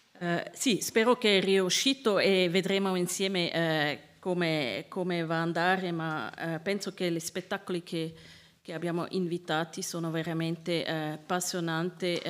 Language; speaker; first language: Italian; non-native, learner; Swiss German